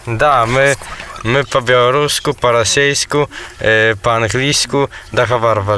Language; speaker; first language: Polish; non-native, local second language; Belarusian